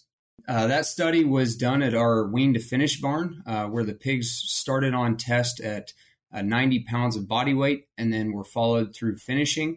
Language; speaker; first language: English; native; English